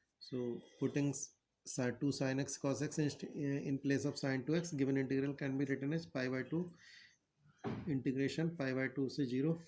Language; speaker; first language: English; non-native, local second language; Hindi